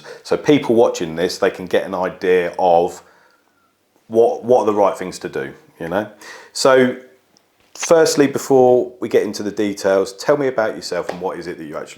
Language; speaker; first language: English; native; English